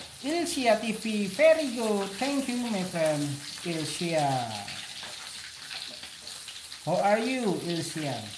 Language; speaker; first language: English; non-native, learner; Indonesian